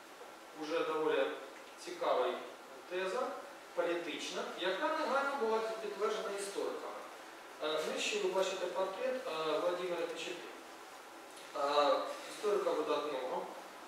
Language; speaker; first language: Ukrainian; native; Ukrainian